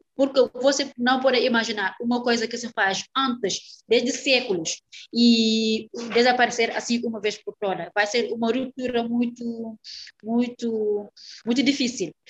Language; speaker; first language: Portuguese; non-native, fluent; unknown